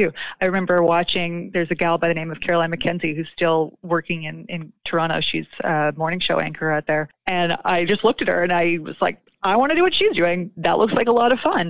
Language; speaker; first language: English; native; English